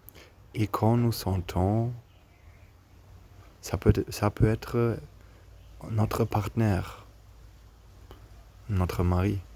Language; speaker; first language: French; non-native, learner; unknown